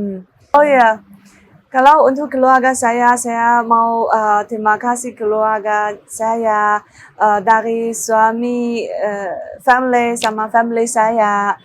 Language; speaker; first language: Indonesian; non-native, learner; Chinese